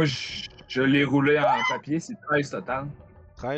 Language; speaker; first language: French; native; French